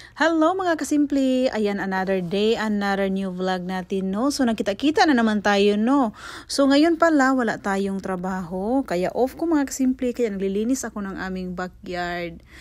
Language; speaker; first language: Filipino; non-native, local second language; Cebuano